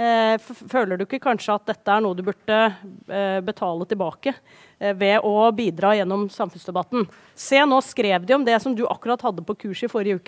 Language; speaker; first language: Norwegian; native; Norwegian